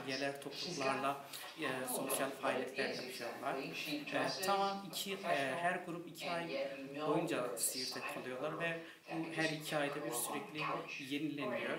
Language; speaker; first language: Turkish; native; Turkish